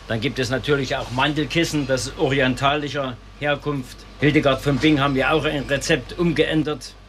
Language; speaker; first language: German; native; German